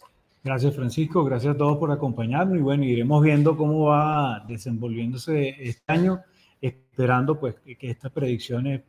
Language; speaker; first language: Spanish; native; Spanish